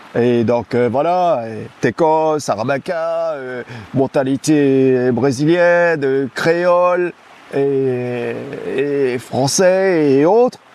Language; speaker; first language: French; non-native, local second language; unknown